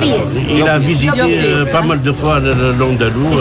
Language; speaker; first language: French; non-native, local second language; Arabic